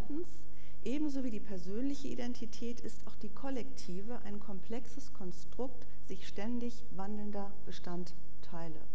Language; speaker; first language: German; native; German